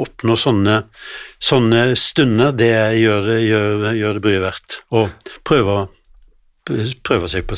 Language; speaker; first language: Norwegian; native; Norwegian